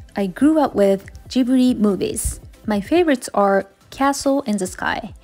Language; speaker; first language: English; non-native, fluent; Japanese